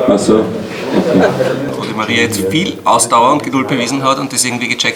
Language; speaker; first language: German; native; German